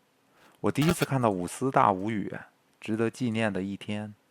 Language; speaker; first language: Chinese; native; Chinese